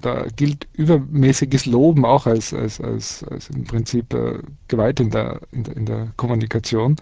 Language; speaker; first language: German; early bilingual, other home language; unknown